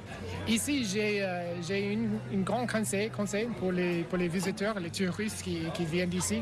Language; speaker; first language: French; non-native, learner; English